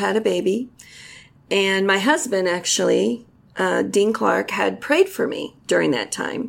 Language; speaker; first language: English; native; English